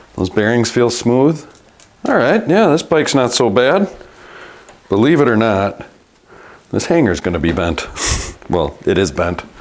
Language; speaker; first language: English; native; English